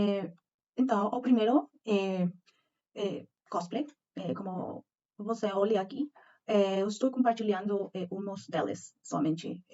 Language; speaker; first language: Portuguese; non-native, learner; Spanish